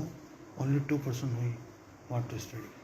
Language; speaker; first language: English; non-native, learner; Urdu